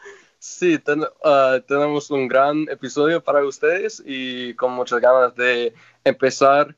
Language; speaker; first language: Spanish; non-native, fluent; English